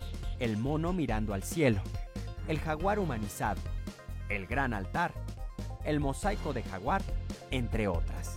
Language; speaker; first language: Spanish; native; Spanish